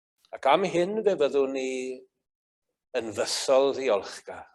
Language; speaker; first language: Welsh; native; Welsh